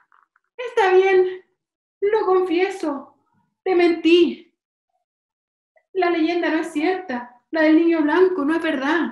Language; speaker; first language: Spanish; native; Spanish